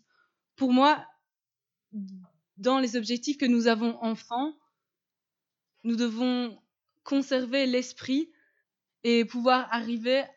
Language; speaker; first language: French; native; French